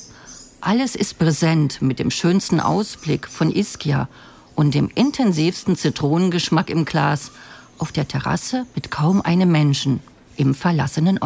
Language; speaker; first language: German; native; German